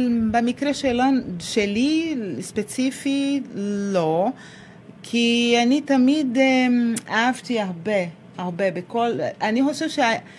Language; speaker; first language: Hebrew; non-native, fluent; Portuguese